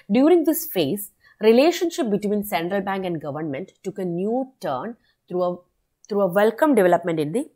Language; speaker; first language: English; non-native, local second language; Malayalam